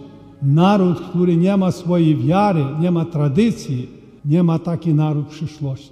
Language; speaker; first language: Polish; early bilingual, heritage; Polish